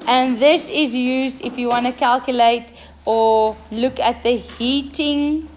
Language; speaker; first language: English; non-native, local second language; Afrikaans